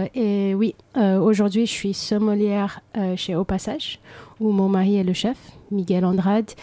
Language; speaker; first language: French; non-native, fluent; Kabuverdianu